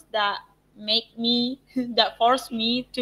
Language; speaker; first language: English; non-native, learner; Indonesian